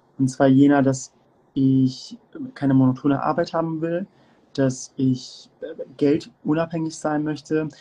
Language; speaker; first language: German; early bilingual, other home language; Turkish